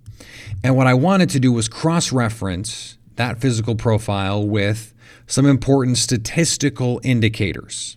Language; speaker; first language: English; native; English